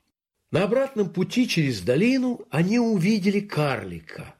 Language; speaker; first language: Russian; native; Russian